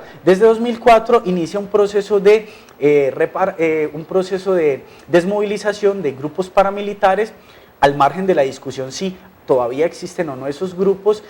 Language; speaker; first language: Spanish; native; Spanish